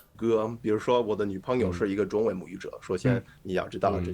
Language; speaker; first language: Chinese; non-native, learner; English